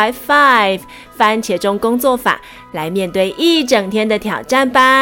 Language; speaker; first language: Chinese; native; Chinese